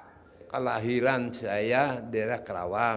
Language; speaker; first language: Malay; non-native, local second language; Sundanese